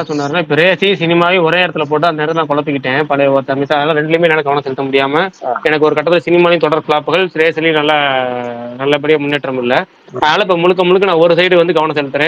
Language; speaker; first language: Tamil; native; Tamil